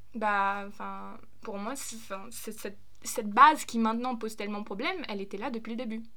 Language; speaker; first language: French; non-native, fluent; German